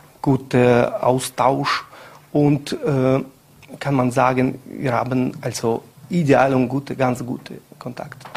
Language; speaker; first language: German; non-native, learner; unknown